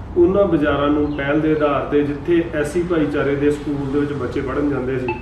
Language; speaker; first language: Punjabi; native; Punjabi